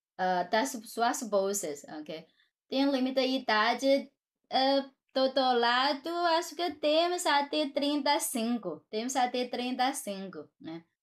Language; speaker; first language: Portuguese; non-native, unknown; Chinese